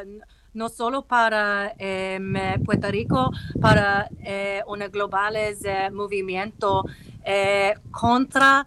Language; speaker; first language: Spanish; non-native, learner; English